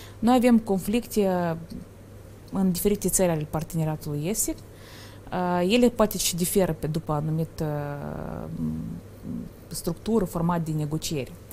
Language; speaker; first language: Romanian; native; Romanian